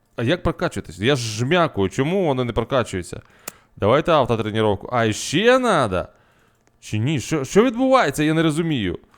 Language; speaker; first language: Ukrainian; native; Ukrainian